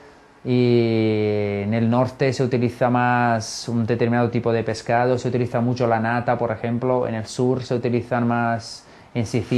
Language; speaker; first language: Spanish; non-native, fluent; Italian